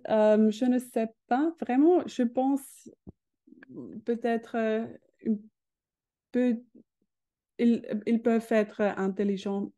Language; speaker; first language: French; non-native, learner; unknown